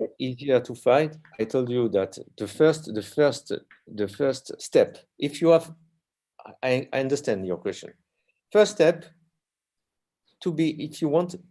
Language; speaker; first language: English; non-native, learner; French